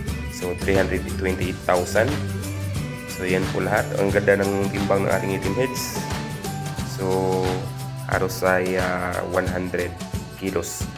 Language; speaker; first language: Filipino; native; Filipino